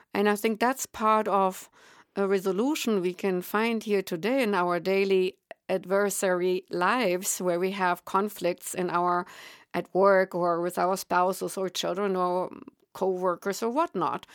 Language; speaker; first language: English; non-native, fluent; German